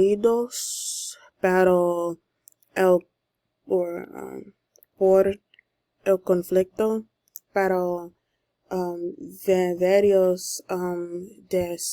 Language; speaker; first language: Spanish; non-native, learner; English